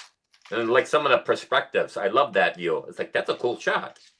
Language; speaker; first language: English; native; English